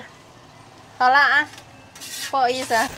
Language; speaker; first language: Chinese; non-native, fluent; Indonesian